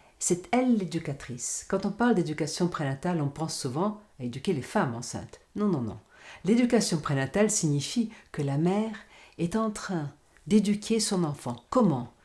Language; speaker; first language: French; non-native, fluent; Portuguese